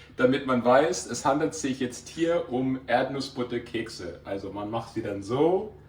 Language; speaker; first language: German; non-native, fluent; English